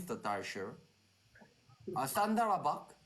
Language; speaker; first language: English; non-native, learner; Korean